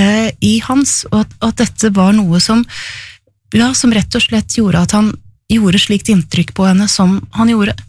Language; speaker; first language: Norwegian; native; Norwegian